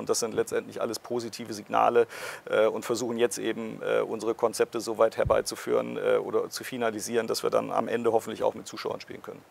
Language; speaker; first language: German; native; German